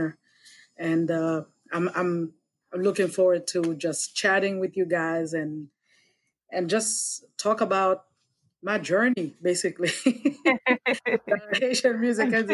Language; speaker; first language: English; non-native, fluent; Haitian Creole